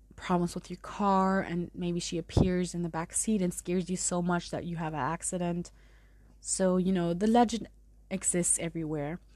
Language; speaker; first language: English; non-native, fluent; German